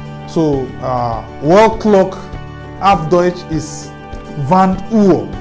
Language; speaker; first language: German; non-native, fluent; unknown